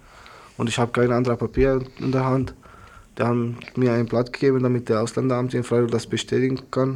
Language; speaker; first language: German; non-native, learner; Arabic